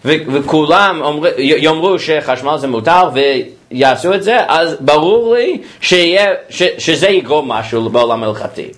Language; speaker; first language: Hebrew; non-native, fluent; English